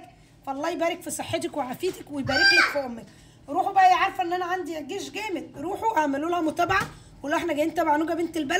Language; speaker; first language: Arabic; native; Arabic